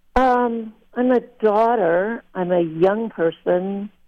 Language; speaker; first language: English; early bilingual, other home language; Lithuanian